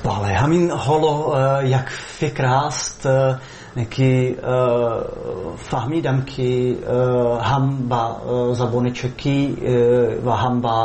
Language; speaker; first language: Persian; non-native, fluent; Czech